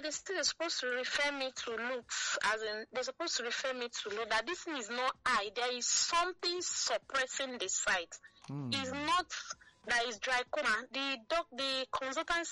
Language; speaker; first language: English; non-native, local second language; Igbo